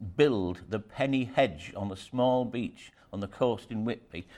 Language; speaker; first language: English; native; English